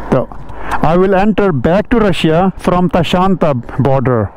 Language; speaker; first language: English; non-native, local second language; Hindi